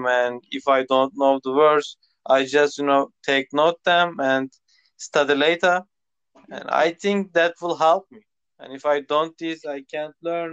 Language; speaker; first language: English; non-native, local second language; Turkish